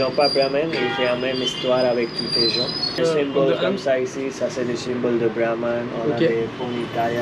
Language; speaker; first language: French; non-native, fluent; Hindi